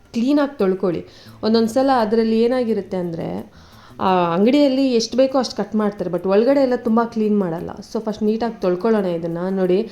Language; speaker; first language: Kannada; non-native, local second language; Tulu